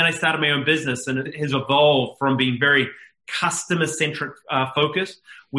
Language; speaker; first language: English; native; English